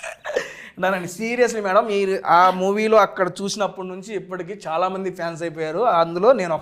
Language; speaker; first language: Telugu; native; Telugu